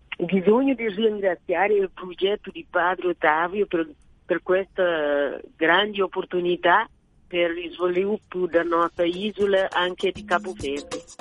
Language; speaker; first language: Italian; non-native, learner; Kabuverdianu